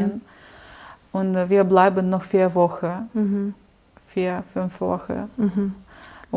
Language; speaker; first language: German; non-native, learner; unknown